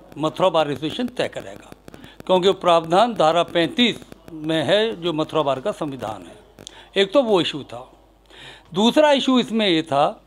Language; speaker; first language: Hindi; native; Hindi